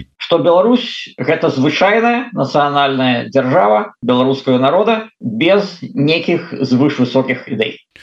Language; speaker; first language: Belarusian; non-native, local second language; Russian